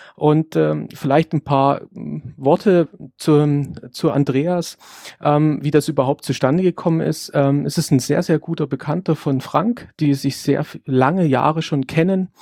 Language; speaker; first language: German; native; German